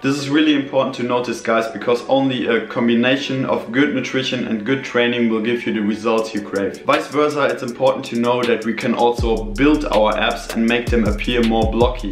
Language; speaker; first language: English; non-native, fluent; German